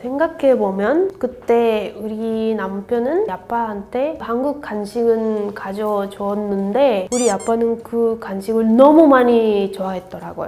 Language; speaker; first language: Korean; non-native, learner; Spanish